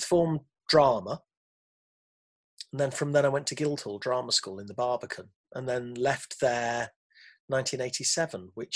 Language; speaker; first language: English; native; English